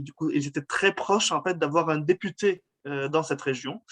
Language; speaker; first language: French; non-native, local second language; Arabic